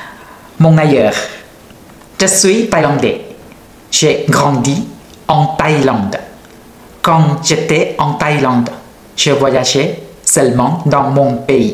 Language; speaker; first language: French; non-native, learner; Thai